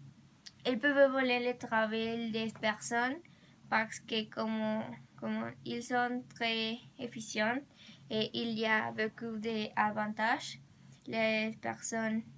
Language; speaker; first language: French; non-native, learner; Spanish